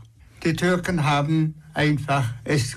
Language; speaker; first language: German; non-native, fluent; Tuvinian